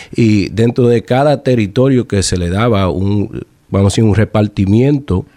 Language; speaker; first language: Spanish; early bilingual, heritage; Spanish